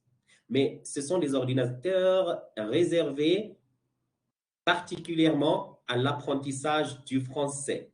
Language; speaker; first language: French; non-native, fluent; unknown